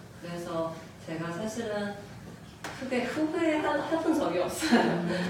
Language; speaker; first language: Korean; non-native, fluent; Chinese